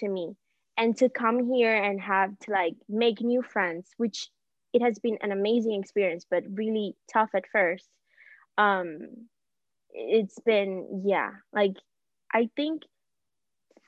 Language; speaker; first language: English; non-native, fluent; Spanish